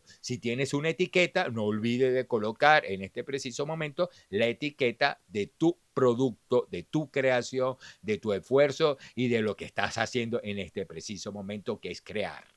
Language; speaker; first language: Spanish; native; Spanish